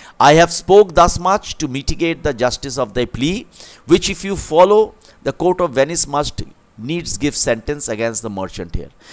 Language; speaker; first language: English; non-native, local second language; Bangla